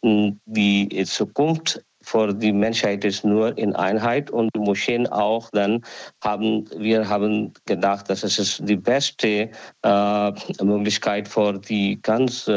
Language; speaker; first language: German; non-native, learner; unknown